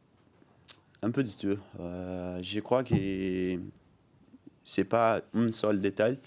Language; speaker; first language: French; non-native, learner; Portuguese